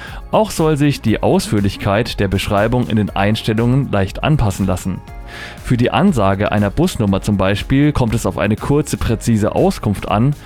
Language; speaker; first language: German; native; German